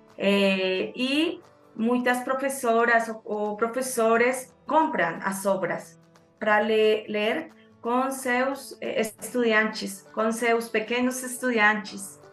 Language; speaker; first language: Portuguese; non-native, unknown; Spanish